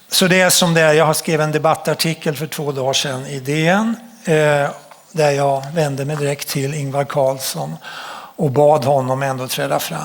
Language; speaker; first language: Swedish; native; Swedish